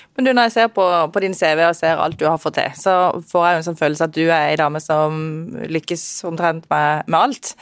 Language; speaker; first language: Norwegian; native; Norwegian